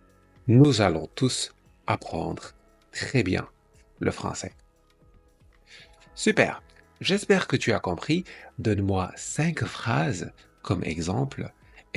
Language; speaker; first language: French; non-native, fluent; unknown